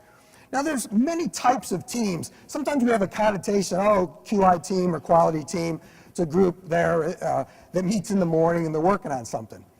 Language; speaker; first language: English; native; English